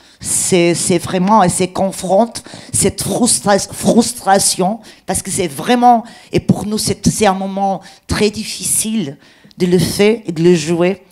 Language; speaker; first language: French; non-native, learner; Portuguese